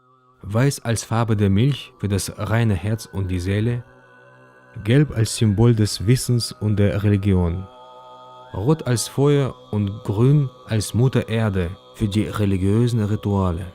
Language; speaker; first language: German; native; German